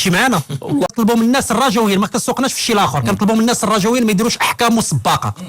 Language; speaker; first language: Arabic; native; Arabic